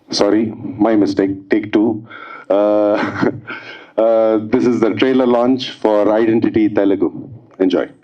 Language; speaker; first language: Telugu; non-native, learner; Tamil